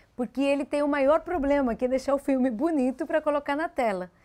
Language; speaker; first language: Portuguese; early bilingual, heritage; Spanish